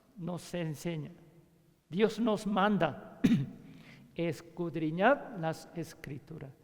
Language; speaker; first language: Spanish; non-native, learner; Korean